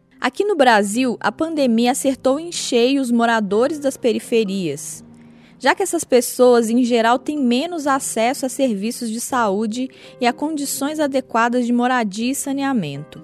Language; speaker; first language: Portuguese; native; Portuguese